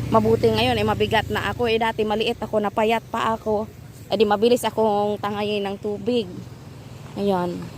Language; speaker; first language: Filipino; non-native, local second language; Cebuano